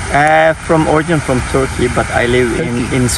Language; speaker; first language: English; non-native, fluent; Turkish